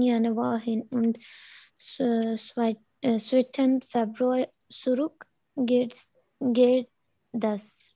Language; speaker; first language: German; non-native, learner; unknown